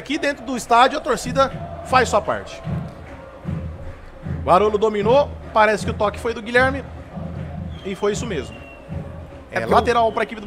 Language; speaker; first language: Portuguese; native; Portuguese